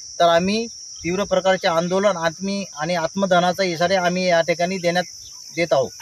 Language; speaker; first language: Marathi; native; Marathi